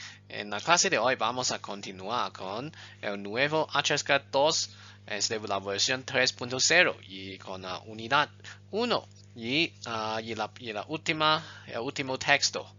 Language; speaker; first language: Spanish; non-native, fluent; Chinese